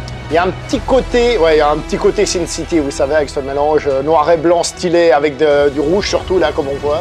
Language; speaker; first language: French; native; French